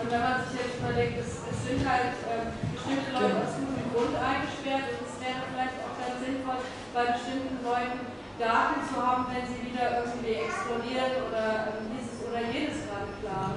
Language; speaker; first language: German; native; German